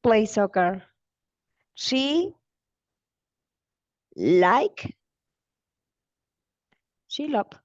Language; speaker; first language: English; non-native, learner; Spanish